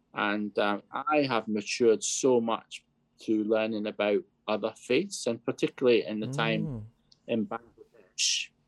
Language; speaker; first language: English; native; English